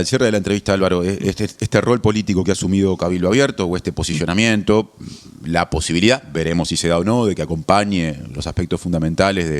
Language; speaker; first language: Spanish; native; Spanish